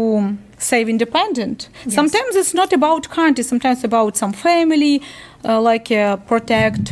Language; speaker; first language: English; non-native, learner; Ukrainian